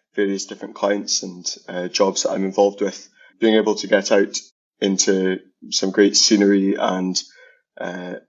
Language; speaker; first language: English; native; English